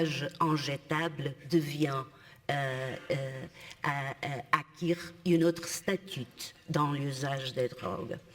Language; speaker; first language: French; non-native, fluent; Portuguese